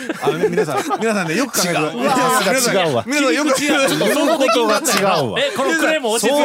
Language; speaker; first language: Japanese; native; Japanese